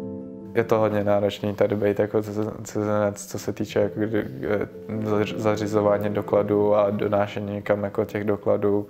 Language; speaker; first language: Czech; early bilingual, other home language; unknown